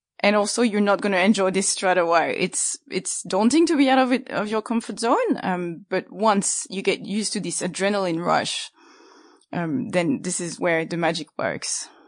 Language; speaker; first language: English; non-native, fluent; French